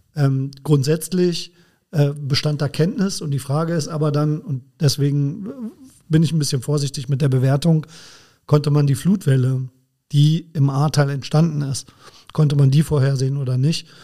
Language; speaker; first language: German; native; German